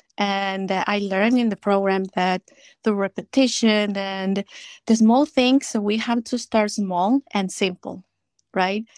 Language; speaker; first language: English; non-native, fluent; Spanish